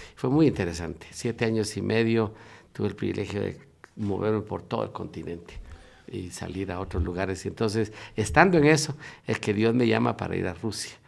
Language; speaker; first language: Spanish; native; Spanish